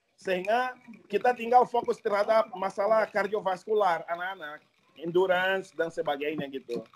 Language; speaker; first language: Indonesian; non-native, fluent; Portuguese